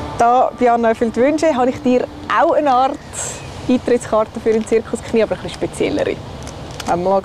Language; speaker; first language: German; native; German